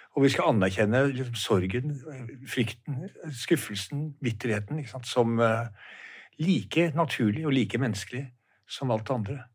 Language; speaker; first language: Norwegian; native; Norwegian